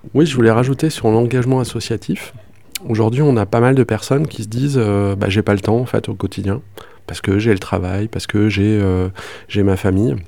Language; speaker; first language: French; native; French